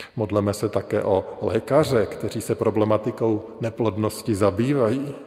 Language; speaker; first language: Czech; native; Czech